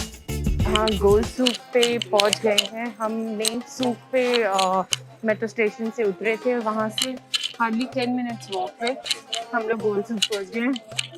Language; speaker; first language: Hindi; native; Hindi